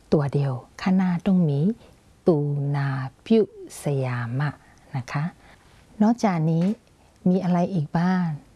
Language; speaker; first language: Thai; non-native, fluent; Burmese